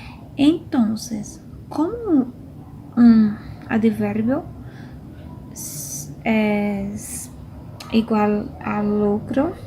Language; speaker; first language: Spanish; non-native, fluent; Portuguese